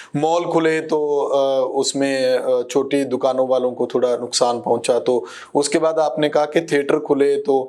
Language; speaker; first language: Hindi; non-native, local second language; Punjabi